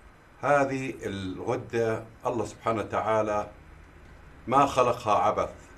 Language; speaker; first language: Arabic; native; Arabic